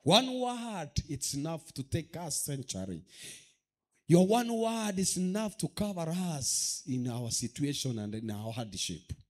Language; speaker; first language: English; non-native, local second language; Swahili